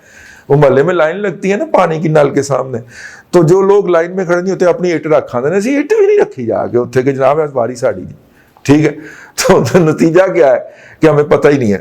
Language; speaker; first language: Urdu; non-native, local second language; Punjabi